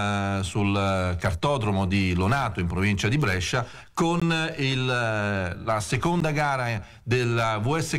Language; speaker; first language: Italian; native; Italian